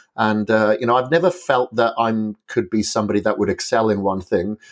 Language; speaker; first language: English; native; English